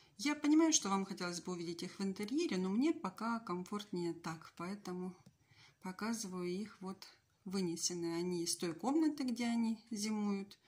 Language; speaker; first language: Russian; native; Russian